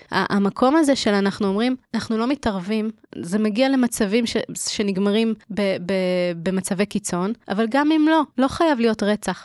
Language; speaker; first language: Hebrew; native; Hebrew